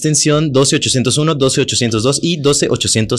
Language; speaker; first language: Spanish; native; Spanish